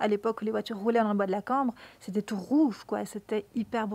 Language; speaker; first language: French; native; French